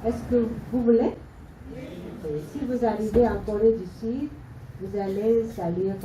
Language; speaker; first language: French; non-native, learner; Korean